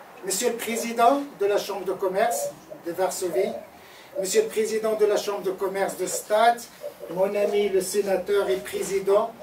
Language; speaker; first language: French; non-native, local second language; Arabic